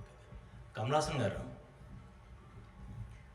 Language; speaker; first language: Telugu; native; Telugu